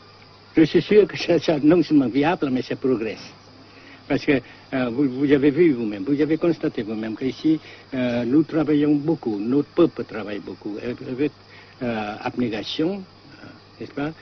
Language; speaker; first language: French; non-native, local second language; Vietnamese